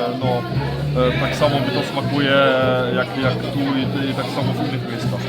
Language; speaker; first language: Polish; early bilingual, heritage; Polish